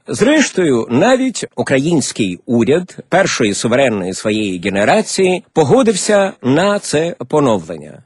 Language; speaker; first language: Ukrainian; native; Ukrainian